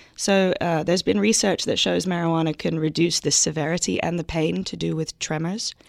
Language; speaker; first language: English; native; English